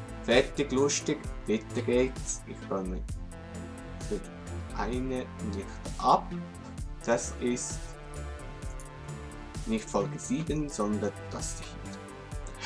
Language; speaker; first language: German; non-native, local second language; Swiss German